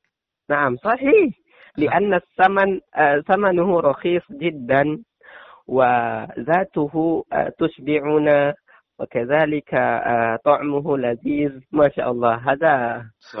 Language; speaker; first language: Arabic; non-native, learner; Indonesian